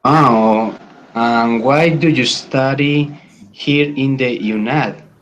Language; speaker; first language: English; non-native, learner; Spanish